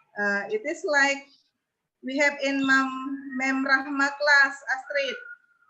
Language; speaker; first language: English; non-native, learner; Indonesian